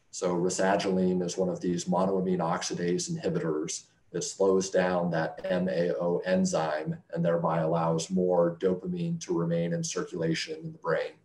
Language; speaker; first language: English; native; English